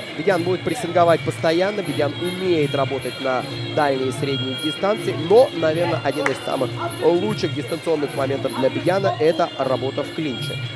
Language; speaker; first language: Russian; native; Russian